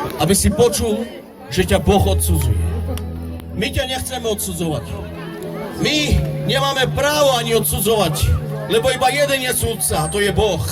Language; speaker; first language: Slovak; non-native, local second language; Romany